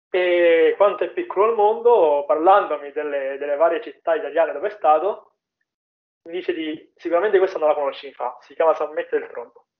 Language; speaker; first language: Italian; native; Italian